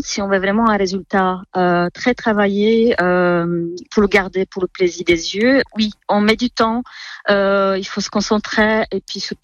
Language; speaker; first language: French; non-native, fluent; Czech